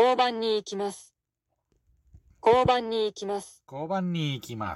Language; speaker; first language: Japanese; non-native, learner; English